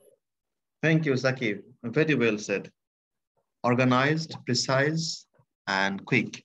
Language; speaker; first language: English; non-native, fluent; Bangla